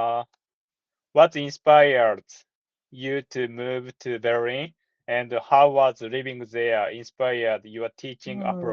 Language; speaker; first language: English; non-native, learner; Japanese